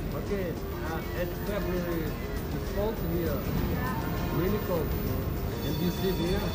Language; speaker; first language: English; non-native, learner; Russian